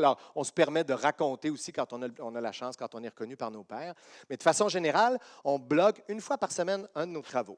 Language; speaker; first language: French; native; French